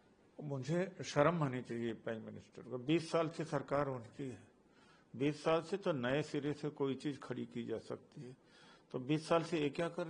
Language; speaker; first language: Hindi; native; Hindi